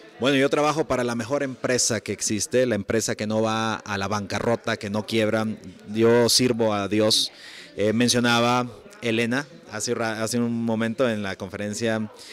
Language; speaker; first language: Spanish; native; Spanish